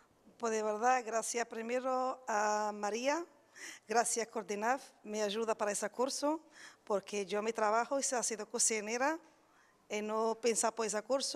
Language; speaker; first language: Spanish; non-native, learner; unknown